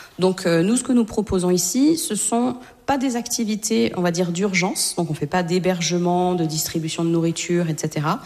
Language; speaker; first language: French; native; French